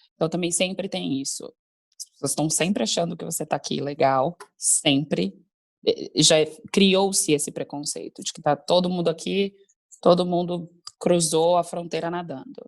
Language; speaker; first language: Portuguese; native; Portuguese